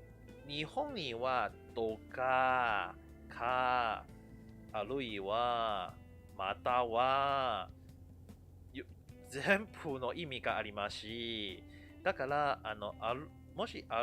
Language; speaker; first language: Japanese; non-native, fluent; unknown